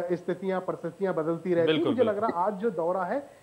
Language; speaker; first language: Hindi; native; Hindi